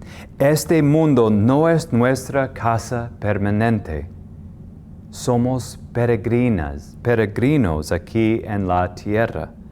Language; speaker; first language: Spanish; non-native, fluent; English